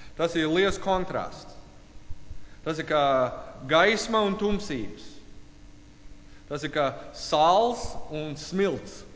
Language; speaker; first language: Latvian; non-native, learner; English